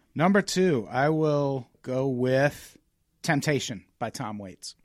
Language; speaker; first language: English; native; English